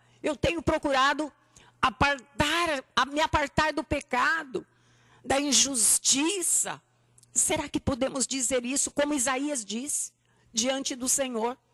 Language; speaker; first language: Portuguese; native; Portuguese